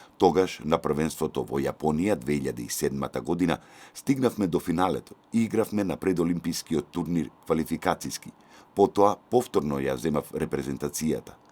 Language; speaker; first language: Macedonian; native; Macedonian